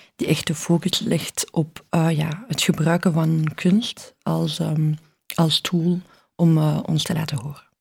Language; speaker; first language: Dutch; early bilingual, other home language; Arabic